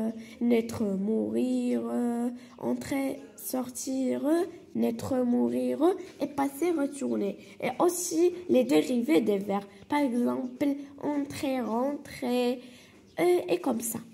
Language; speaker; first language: French; non-native, local second language; Arabic